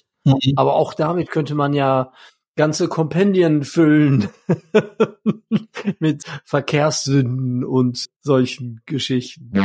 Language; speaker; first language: German; native; German